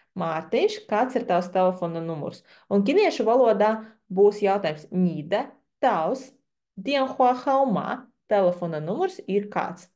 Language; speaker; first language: Latvian; non-native, fluent; Chinese